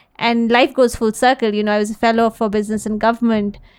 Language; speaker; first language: English; native; English